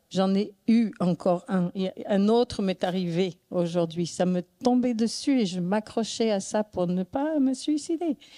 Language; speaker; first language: French; non-native, fluent; English